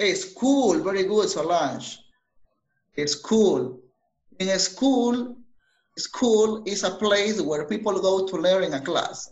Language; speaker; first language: English; non-native, fluent; Spanish